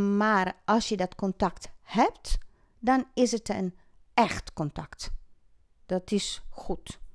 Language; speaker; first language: Dutch; non-native, fluent; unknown